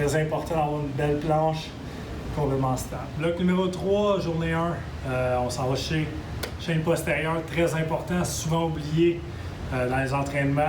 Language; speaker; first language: French; native; French